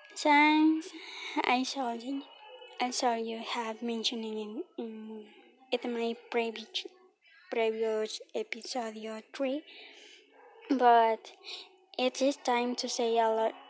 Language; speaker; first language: English; non-native, learner; Spanish